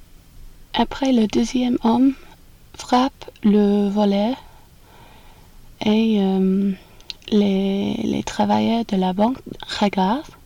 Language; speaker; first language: French; non-native, learner; English